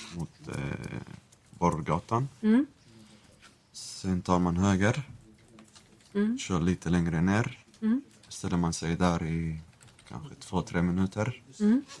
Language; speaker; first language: Swedish; non-native, fluent; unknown